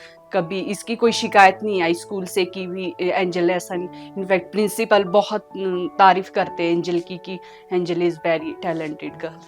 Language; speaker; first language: Hindi; native; Hindi